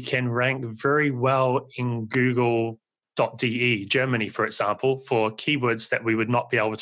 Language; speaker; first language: English; native; English